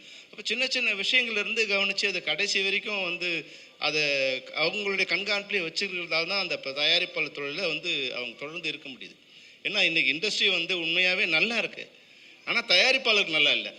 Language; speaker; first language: Tamil; native; Tamil